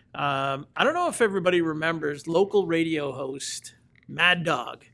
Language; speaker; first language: English; native; English